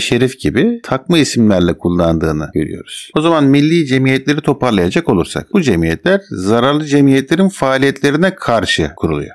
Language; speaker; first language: Turkish; native; Turkish